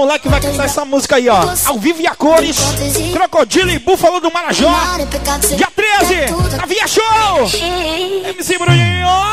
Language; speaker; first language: Portuguese; native; Portuguese